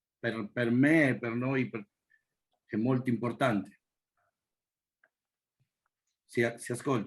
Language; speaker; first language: Italian; non-native, learner; Spanish